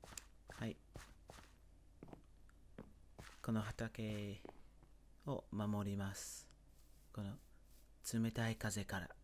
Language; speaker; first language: Japanese; non-native, learner; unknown